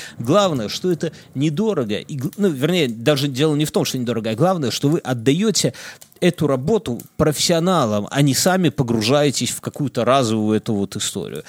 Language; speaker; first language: Russian; native; Russian